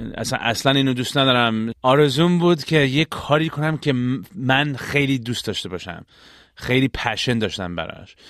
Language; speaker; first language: Persian; early bilingual, heritage; Persian